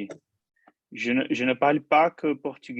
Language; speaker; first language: French; non-native, learner; Portuguese